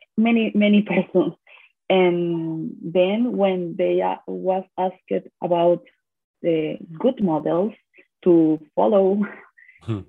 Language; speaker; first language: English; non-native, learner; Spanish